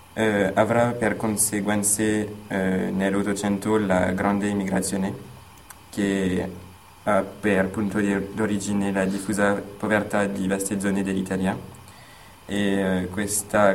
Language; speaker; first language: Italian; non-native, learner; French